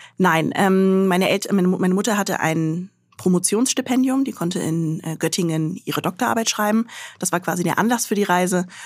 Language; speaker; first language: German; early bilingual, other home language; Arabic